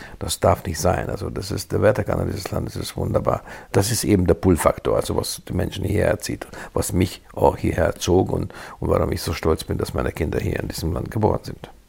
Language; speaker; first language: German; non-native, fluent; Hungarian